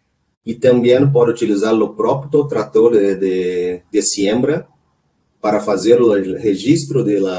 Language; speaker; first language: Spanish; non-native, learner; Portuguese